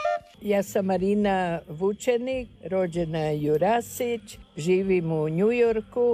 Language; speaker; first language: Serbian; early bilingual, heritage; Croatian